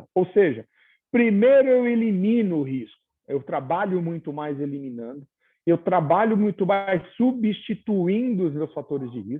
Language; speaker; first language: Portuguese; native; Portuguese